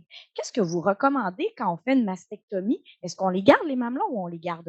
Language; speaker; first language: French; native; French